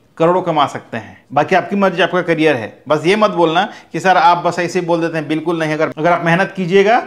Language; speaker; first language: Hindi; native; Hindi